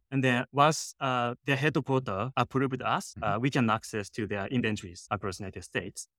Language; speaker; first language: English; non-native, fluent; Japanese